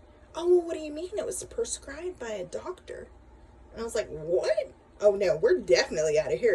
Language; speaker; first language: English; native; English